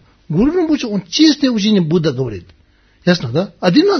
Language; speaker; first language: Russian; non-native, learner; Tibetan